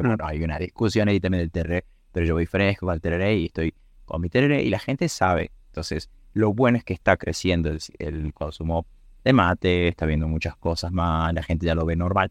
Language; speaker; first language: Spanish; native; Spanish